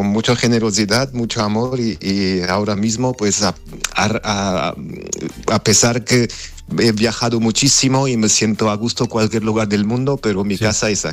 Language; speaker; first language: Spanish; non-native, fluent; Armenian